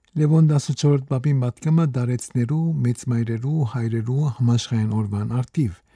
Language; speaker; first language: Armenian; native; Armenian